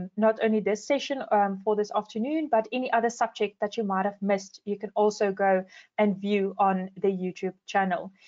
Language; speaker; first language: English; non-native, local second language; Afrikaans